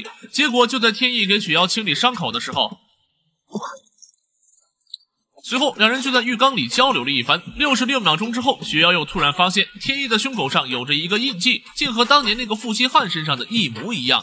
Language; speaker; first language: Chinese; native; Chinese